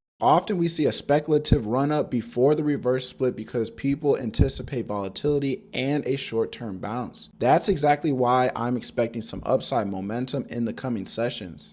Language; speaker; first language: English; native; English